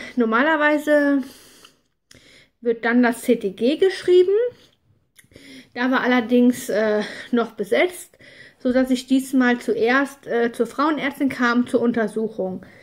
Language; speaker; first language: German; native; German